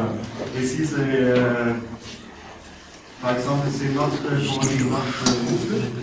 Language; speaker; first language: French; non-native, learner; German